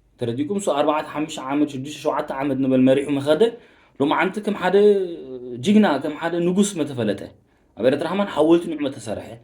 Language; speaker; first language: Tigrinya; early bilingual, heritage; Tigrinya